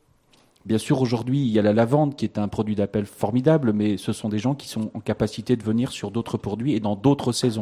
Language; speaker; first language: French; native; French